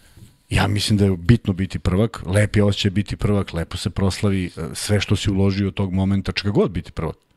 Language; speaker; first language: Serbian; native; Serbian